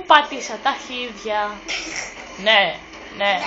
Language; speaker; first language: Greek; native; Greek